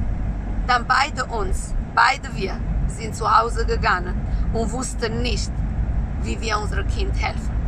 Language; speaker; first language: German; non-native, learner; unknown